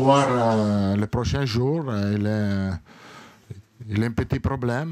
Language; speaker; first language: French; non-native, learner; Italian